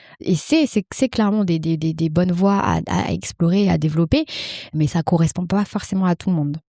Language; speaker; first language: French; early bilingual, other home language; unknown